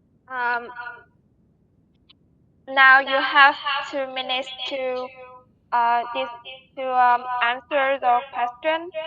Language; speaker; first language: English; non-native, learner; Vietnamese